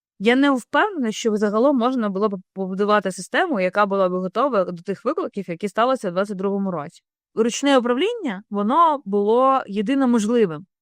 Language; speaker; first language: Ukrainian; native; Ukrainian